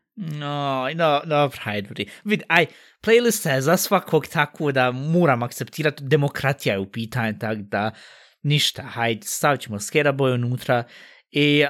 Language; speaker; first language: Bosnian; native; Bosnian